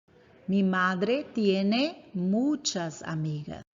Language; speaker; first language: Spanish; non-native, fluent; English